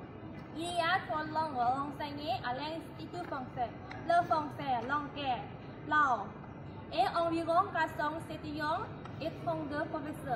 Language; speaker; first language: French; non-native, learner; Lao